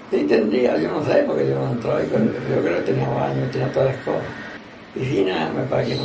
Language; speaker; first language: Spanish; native; Spanish